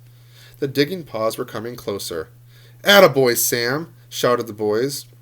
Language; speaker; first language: English; native; English